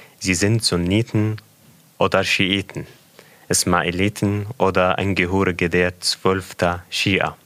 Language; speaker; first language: German; non-native, fluent; Persian